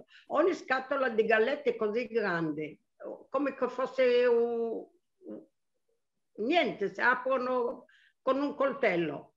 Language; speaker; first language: Italian; non-native, local second language; Arabic